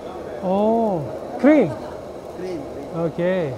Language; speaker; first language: English; non-native, fluent; Korean